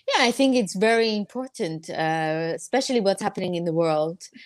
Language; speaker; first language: English; non-native, fluent; Persian